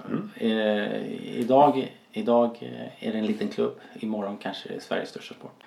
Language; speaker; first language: Swedish; native; Swedish